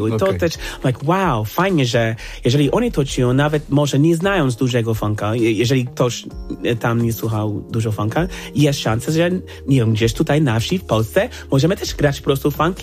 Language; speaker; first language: Polish; non-native, fluent; English